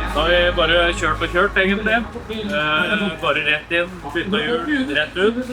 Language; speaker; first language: Norwegian; native; Norwegian